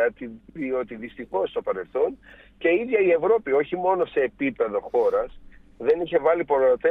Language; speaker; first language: Greek; native; Greek